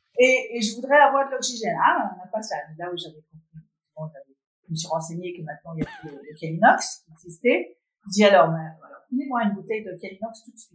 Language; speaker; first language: French; non-native, fluent; Danish